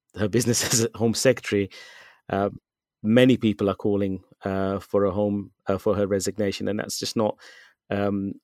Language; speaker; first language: English; native; English